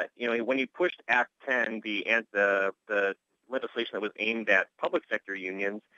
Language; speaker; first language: English; native; English